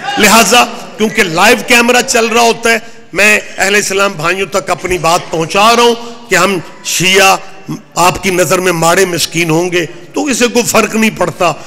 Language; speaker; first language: Urdu; non-native, local second language; Punjabi